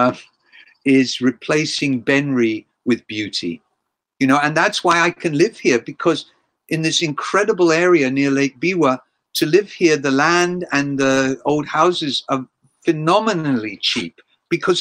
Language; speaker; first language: English; native; English